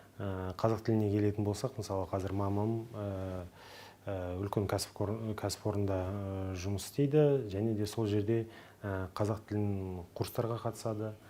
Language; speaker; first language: Kazakh; non-native, local second language; Russian